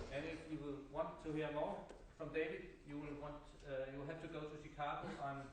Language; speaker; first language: English; non-native, fluent; Danish